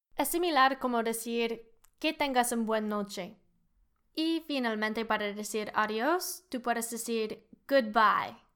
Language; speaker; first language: Spanish; non-native, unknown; English